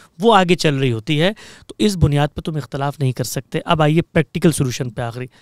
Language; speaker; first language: Urdu; native; Urdu